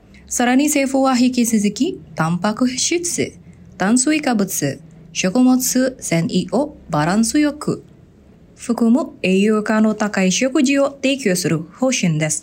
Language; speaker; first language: Japanese; non-native, fluent; Indonesian